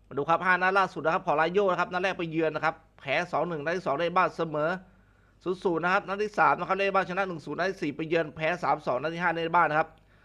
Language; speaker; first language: Thai; native; Thai